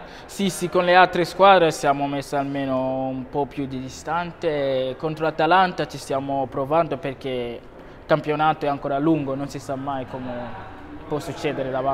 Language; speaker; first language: Italian; non-native, learner; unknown